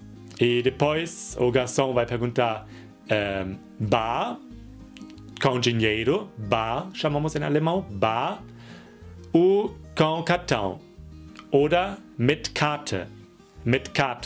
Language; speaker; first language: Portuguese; non-native, fluent; German